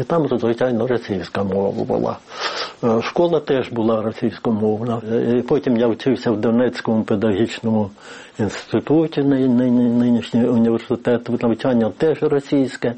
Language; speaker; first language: Ukrainian; native; Ukrainian